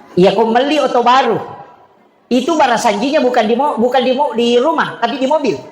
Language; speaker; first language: Indonesian; non-native, local second language; Buginese